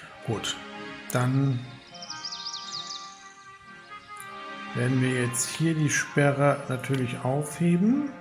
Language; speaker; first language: German; native; German